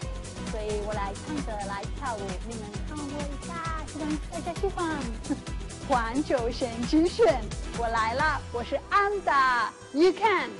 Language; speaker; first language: Chinese; non-native, learner; Spanish